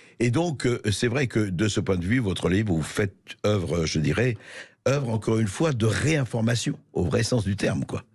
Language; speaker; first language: French; native; French